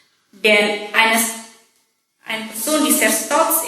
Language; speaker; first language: German; non-native, learner; Indonesian